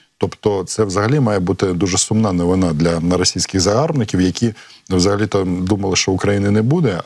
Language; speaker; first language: Ukrainian; non-native, local second language; Russian